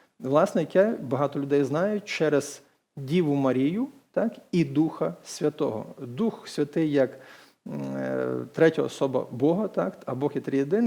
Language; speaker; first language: Ukrainian; native; Ukrainian